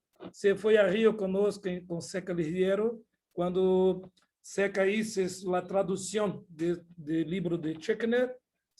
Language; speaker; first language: Spanish; non-native, learner; Portuguese